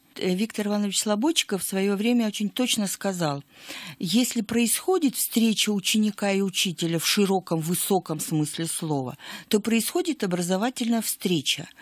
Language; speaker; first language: Russian; native; Russian